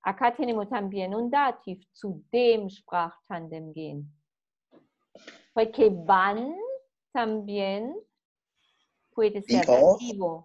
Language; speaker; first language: Spanish; non-native, fluent; German